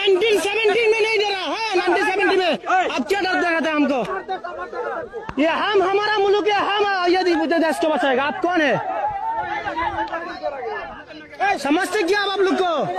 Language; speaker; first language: Hindi; non-native, learner; Bangla